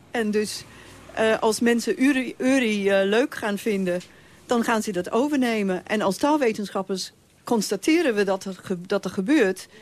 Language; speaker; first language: Dutch; non-native, fluent; English